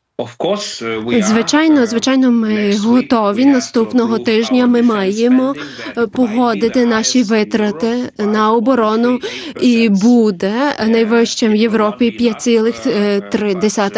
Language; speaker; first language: Ukrainian; non-native, learner; Lithuanian